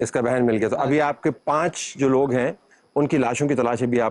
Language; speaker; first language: Urdu; native; Urdu